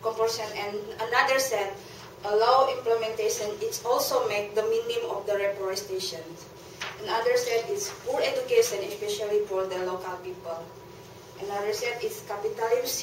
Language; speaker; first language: English; non-native, learner; Indonesian